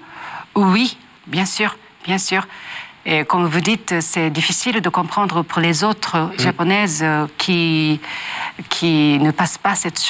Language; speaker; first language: French; non-native, learner; Japanese